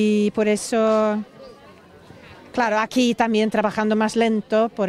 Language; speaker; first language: Spanish; non-native, fluent; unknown